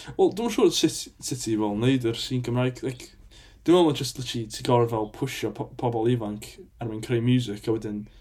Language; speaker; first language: Welsh; native; Welsh